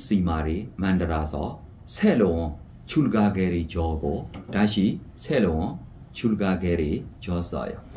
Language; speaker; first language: Korean; non-native, fluent; Burmese